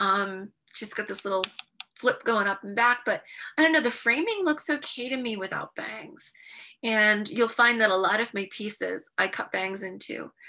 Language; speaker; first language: English; native; English